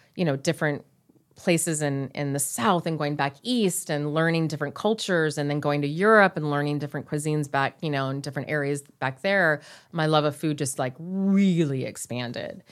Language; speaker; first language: English; native; English